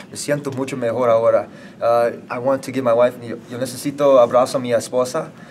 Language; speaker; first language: Spanish; non-native, learner; English